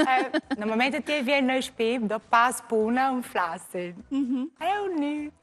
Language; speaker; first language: Albanian; non-native, learner; Portuguese